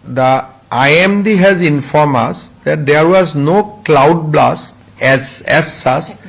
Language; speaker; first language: English; non-native, local second language; Assamese